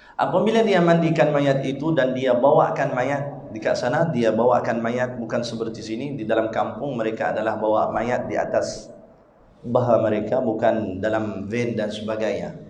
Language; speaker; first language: Malay; non-native, fluent; Arabic